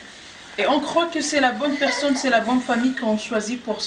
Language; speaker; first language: French; non-native, local second language; Arabic